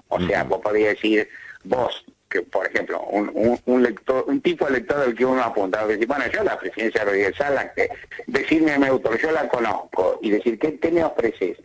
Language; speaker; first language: Spanish; native; Spanish